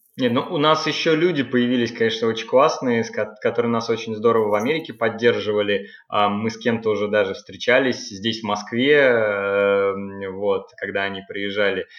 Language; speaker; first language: Russian; native; Russian